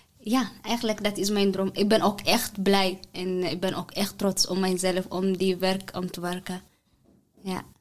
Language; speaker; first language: Dutch; non-native, learner; Tigrinya